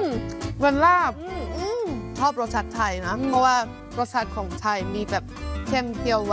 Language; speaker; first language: Thai; non-native, fluent; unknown